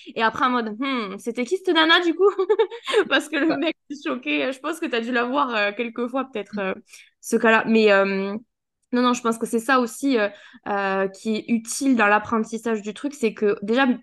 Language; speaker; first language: French; native; French